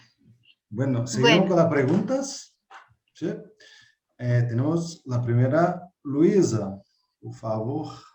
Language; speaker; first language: Spanish; non-native, fluent; Portuguese